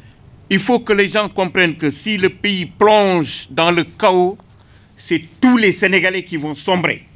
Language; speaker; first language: French; non-native, local second language; Wolof